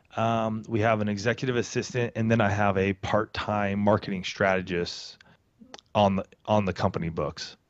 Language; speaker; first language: English; native; English